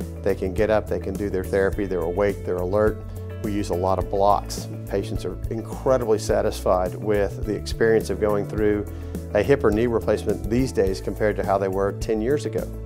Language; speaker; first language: English; native; English